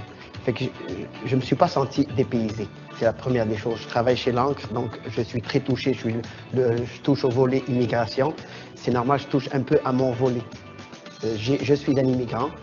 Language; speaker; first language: French; non-native, local second language; Arabic